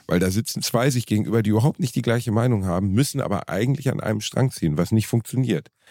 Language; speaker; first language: German; native; German